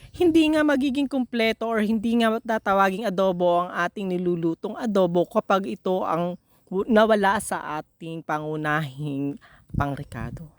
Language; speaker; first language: Filipino; native; Filipino